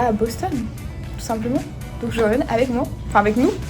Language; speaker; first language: French; native; French